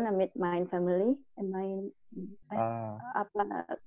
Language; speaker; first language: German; non-native, learner; Indonesian